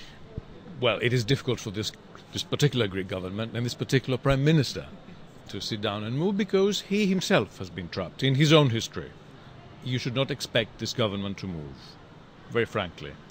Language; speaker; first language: English; non-native, fluent; Greek